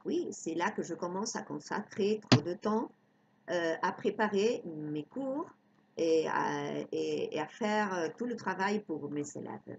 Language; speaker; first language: French; non-native, fluent; Spanish